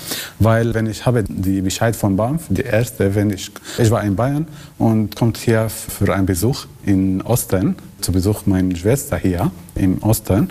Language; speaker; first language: German; non-native, learner; Arabic